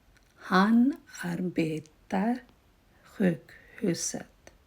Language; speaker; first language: Swedish; non-native, fluent; Urdu